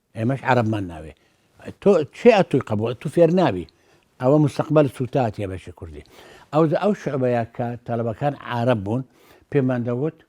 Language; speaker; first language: Central Kurdish; non-native, local second language; Azerbaijani